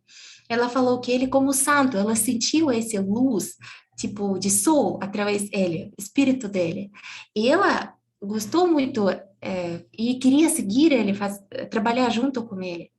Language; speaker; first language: Portuguese; non-native, fluent; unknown